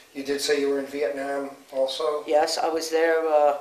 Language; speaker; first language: English; native; English